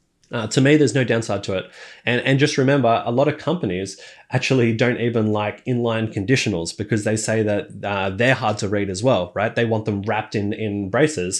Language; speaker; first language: English; native; English